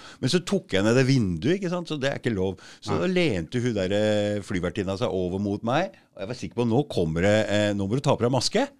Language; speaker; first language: Norwegian; native; Norwegian